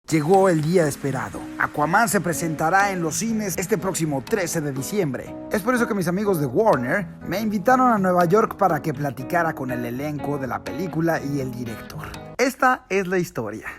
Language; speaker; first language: Spanish; native; Spanish